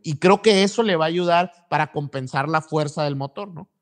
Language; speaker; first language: Spanish; native; Spanish